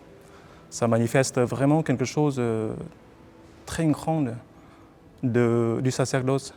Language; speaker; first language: French; non-native, fluent; Vietnamese